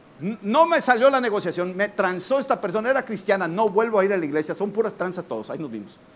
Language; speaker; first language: Spanish; native; Spanish